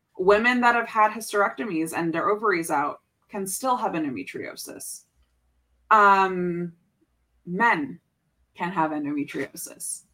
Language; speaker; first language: English; early bilingual, other home language; Spanish